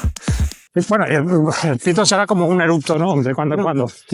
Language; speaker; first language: Spanish; native; Spanish